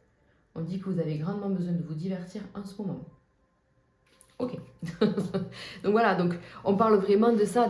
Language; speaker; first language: French; native; French